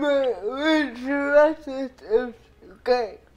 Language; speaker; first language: Dutch; early bilingual, other home language; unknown